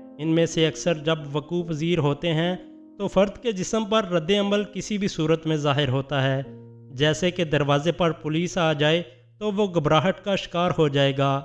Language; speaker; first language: Urdu; non-native, local second language; Punjabi